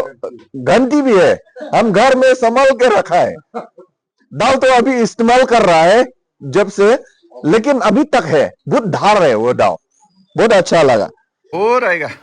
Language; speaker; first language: Hindi; non-native, local second language; Khasi